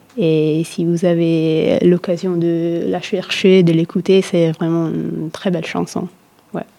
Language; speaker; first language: French; non-native, fluent; Italian